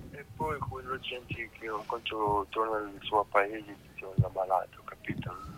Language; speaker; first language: Italian; non-native, learner; Arabic